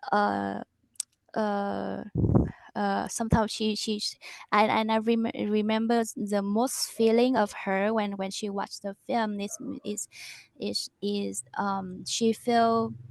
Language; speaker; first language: English; non-native, learner; Vietnamese